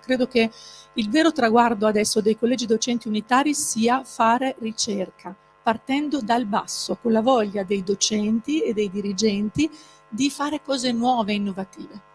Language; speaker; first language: Italian; native; Italian